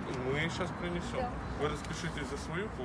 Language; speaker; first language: Russian; native; Russian